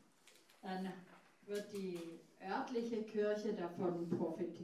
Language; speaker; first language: German; non-native, fluent; English